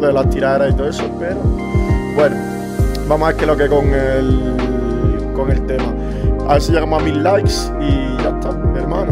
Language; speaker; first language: Spanish; native; Spanish